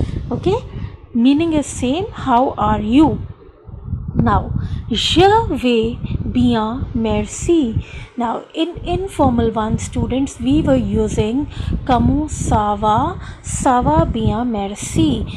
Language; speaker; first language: English; non-native, local second language; Hindi